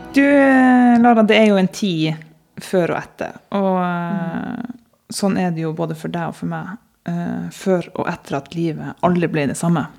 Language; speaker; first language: Norwegian; native; Norwegian